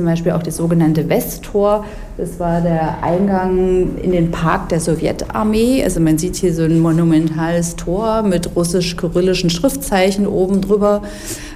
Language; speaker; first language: German; native; German